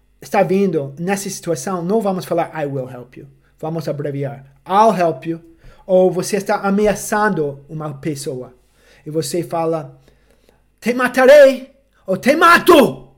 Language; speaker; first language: Portuguese; non-native, fluent; English